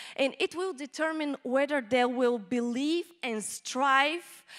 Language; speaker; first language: English; non-native, fluent; Bulgarian